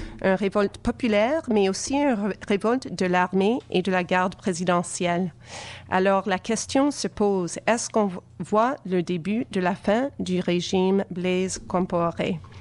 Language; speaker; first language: French; native; French